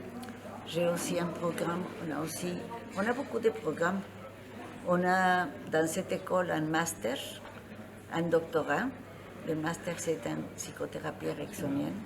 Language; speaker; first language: French; non-native, fluent; Spanish